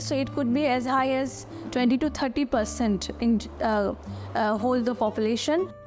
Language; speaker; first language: English; non-native, local second language; Hindi